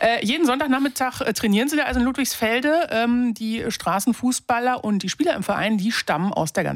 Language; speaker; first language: German; native; German